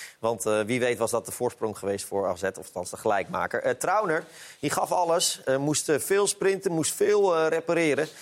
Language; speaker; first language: Dutch; native; Dutch